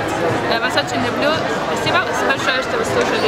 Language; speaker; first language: Russian; early bilingual, heritage; Russian